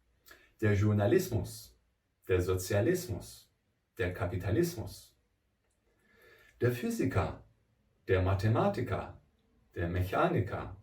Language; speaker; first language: German; non-native, fluent; Persian